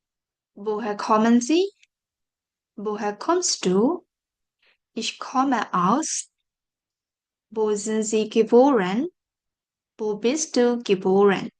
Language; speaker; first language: German; non-native, fluent; Burmese